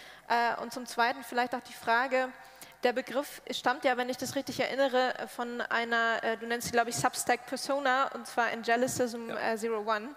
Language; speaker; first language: German; native; German